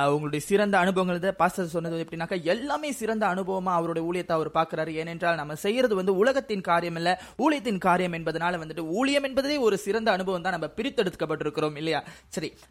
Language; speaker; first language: Tamil; native; Tamil